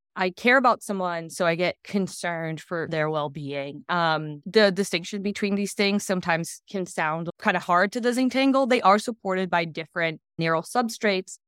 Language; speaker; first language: English; non-native, fluent; Portuguese